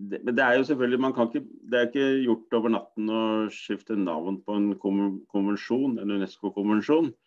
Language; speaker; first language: Norwegian; native; Norwegian